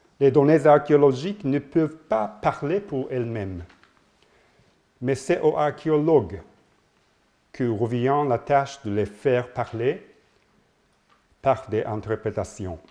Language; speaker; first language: French; non-native, learner; Japanese